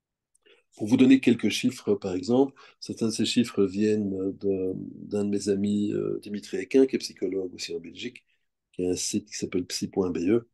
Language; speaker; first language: French; native; French